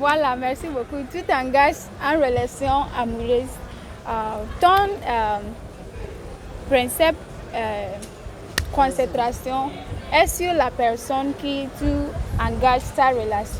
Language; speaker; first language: French; non-native, learner; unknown